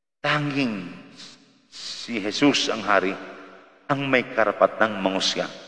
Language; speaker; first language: Filipino; native; Filipino